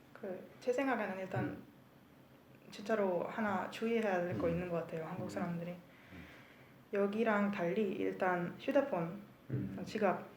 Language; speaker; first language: Korean; non-native, fluent; Hungarian